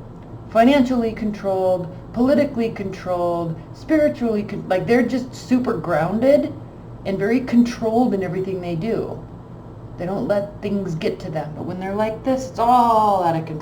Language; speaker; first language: English; native; English